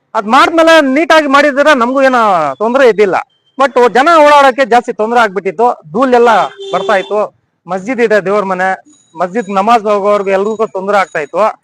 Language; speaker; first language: Kannada; non-native, local second language; Urdu